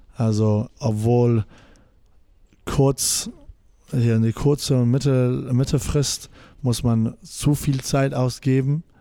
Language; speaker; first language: German; non-native, fluent; English